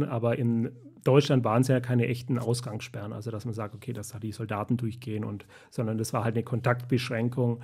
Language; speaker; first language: German; native; German